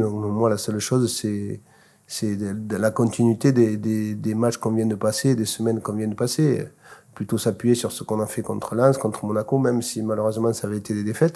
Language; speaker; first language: French; native; French